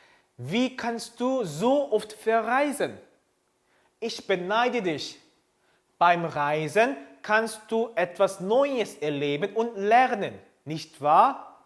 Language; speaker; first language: German; non-native, fluent; Korean